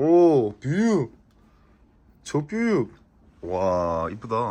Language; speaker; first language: Turkish; non-native, learner; Korean